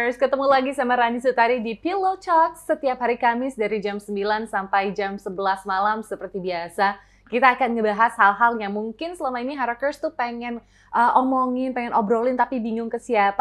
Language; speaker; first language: Indonesian; native; Indonesian